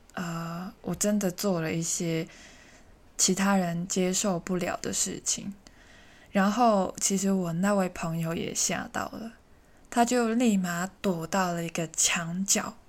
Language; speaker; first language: Chinese; non-native, local second language; Cantonese